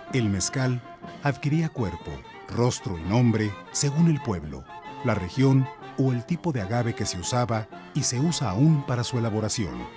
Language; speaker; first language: Spanish; native; Spanish